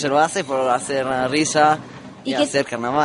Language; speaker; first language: Spanish; non-native, learner; Italian